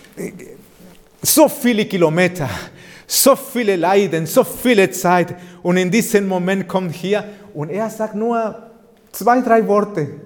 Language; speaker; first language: German; non-native, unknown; Spanish